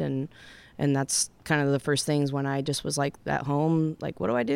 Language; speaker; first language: English; native; English